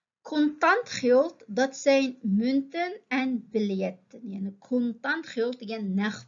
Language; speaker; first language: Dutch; non-native, fluent; Uyghur